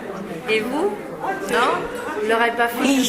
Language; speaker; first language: French; native; French